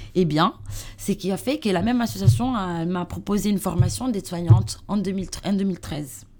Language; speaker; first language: French; non-native, learner; Italian